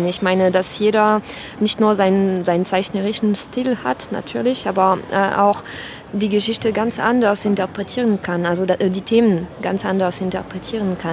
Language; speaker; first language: German; non-native, fluent; French